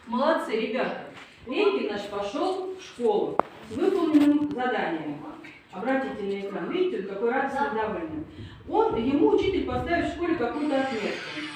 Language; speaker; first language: Russian; native; Russian